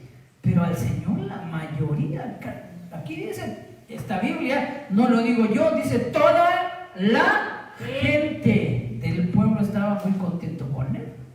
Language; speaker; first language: Spanish; native; Spanish